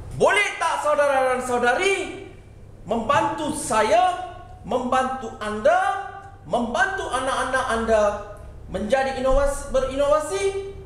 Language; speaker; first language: Malay; non-native, local second language; Tamil